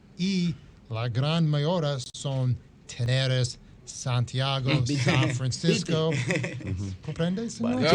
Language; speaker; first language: Spanish; non-native, learner; English